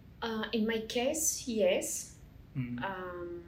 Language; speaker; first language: English; non-native, learner; Spanish